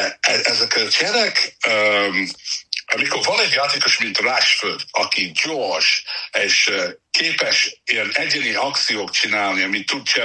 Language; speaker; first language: Hungarian; non-native, learner; English